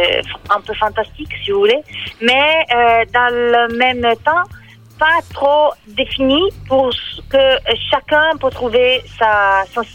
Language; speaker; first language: French; non-native, learner; Italian